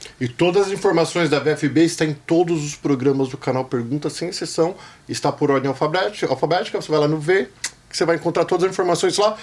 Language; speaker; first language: Portuguese; native; Portuguese